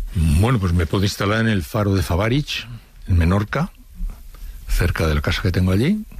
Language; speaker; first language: Spanish; native; Spanish